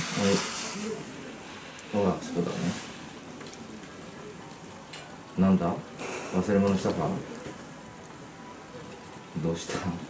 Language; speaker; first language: Japanese; native; Japanese